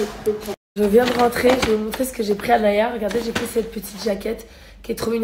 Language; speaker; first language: French; native; French